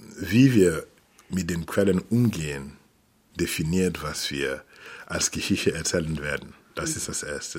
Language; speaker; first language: German; non-native, fluent; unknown